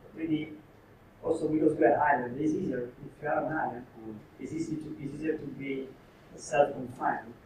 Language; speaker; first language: English; non-native, fluent; Italian